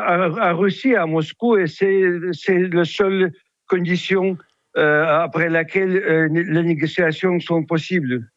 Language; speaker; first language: French; non-native, fluent; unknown